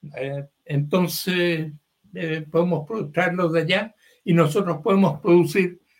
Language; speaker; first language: Spanish; native; Spanish